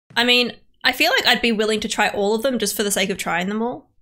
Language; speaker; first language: English; native; English